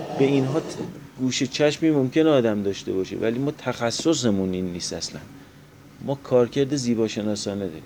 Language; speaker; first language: Persian; non-native, local second language; Azerbaijani